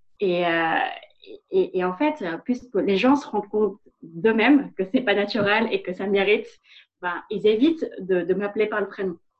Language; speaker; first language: French; non-native, fluent; Vietnamese